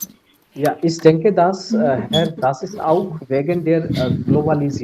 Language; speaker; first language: German; non-native, fluent; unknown